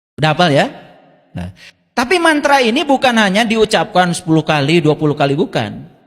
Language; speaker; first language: Indonesian; non-native, local second language; Sundanese